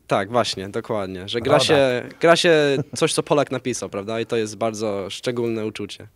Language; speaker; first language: Polish; early bilingual, heritage; Polish